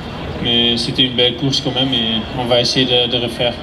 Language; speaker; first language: French; non-native, fluent; Dutch